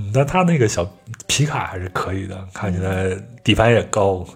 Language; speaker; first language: Chinese; native; Chinese